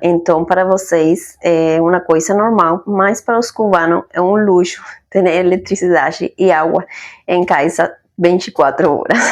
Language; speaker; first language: Portuguese; non-native, fluent; Spanish